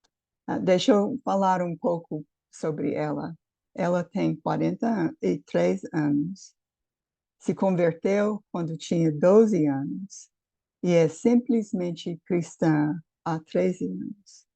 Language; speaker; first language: Portuguese; non-native, fluent; English